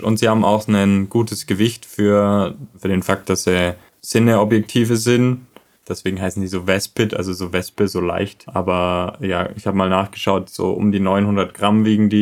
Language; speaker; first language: German; native; German